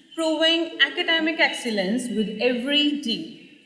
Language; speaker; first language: English; non-native, local second language; Punjabi